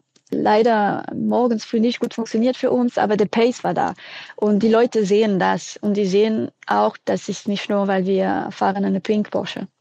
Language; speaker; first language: German; non-native, fluent; French